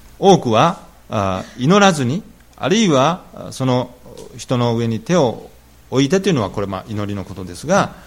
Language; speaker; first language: Japanese; native; Japanese